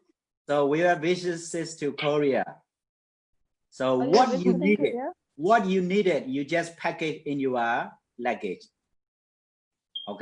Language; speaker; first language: English; non-native, fluent; Mon